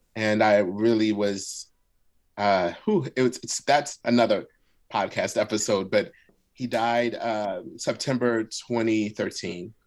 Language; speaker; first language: English; early bilingual, other home language; Arabic